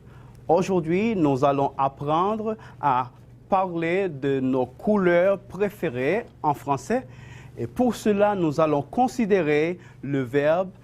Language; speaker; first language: French; non-native, fluent; Spanish